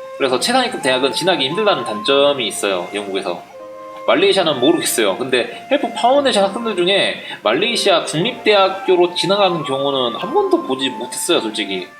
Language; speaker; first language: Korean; native; Korean